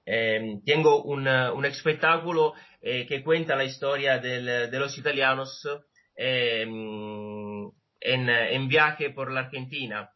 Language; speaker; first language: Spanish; non-native, learner; Italian